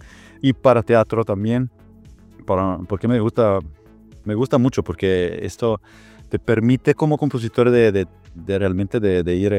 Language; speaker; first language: Spanish; non-native, fluent; Italian